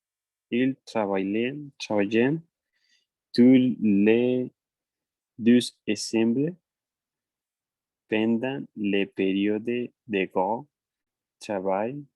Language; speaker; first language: French; non-native, learner; Spanish